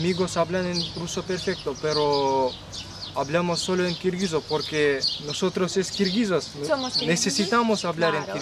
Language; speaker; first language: Spanish; non-native, learner; Kyrgyz